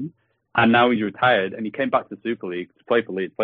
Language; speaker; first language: English; native; English